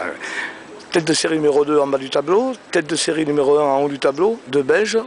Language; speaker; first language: French; native; French